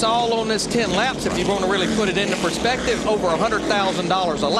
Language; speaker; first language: English; native; English